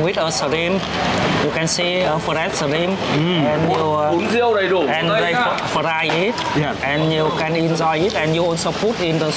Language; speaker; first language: English; non-native, learner; Vietnamese